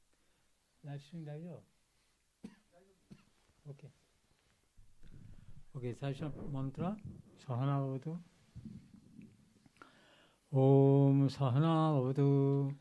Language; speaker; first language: Japanese; non-native, fluent; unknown